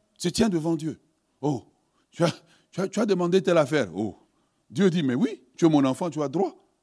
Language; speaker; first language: French; early bilingual, other home language; Lingala